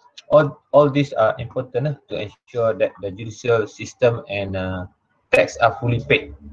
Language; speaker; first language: English; non-native, local second language; Malay